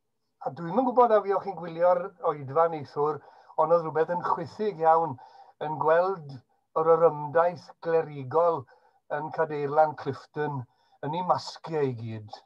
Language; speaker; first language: Welsh; native; Welsh